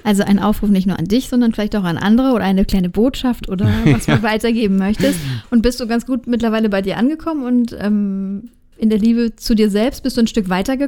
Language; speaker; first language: German; native; German